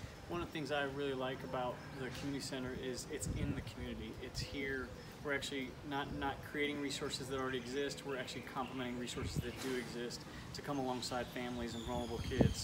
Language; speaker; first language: English; native; English